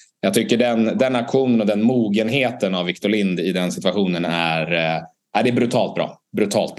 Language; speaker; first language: Swedish; native; Swedish